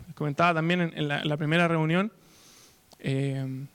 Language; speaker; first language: Spanish; native; Spanish